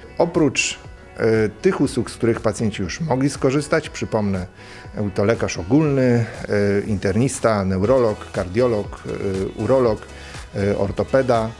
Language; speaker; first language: Polish; native; Polish